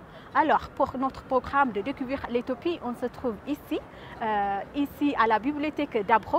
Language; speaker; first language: French; non-native, learner; Amharic